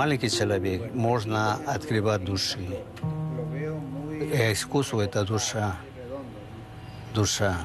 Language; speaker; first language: Russian; non-native, learner; Spanish